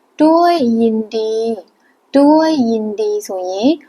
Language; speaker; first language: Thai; non-native, fluent; Burmese